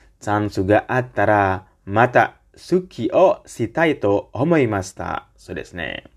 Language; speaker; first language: Japanese; non-native, learner; Indonesian